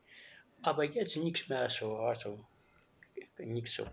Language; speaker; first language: German; non-native, learner; Greek